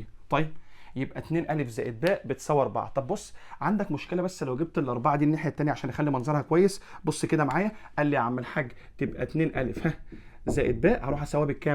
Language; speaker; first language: Arabic; native; Arabic